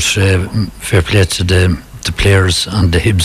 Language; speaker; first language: English; native; English